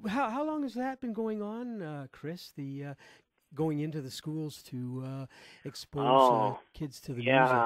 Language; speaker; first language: English; native; English